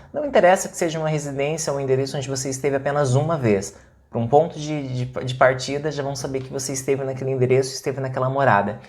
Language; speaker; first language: Portuguese; native; Portuguese